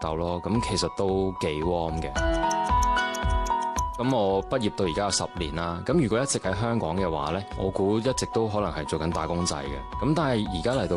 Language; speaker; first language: Chinese; non-native, local second language; Cantonese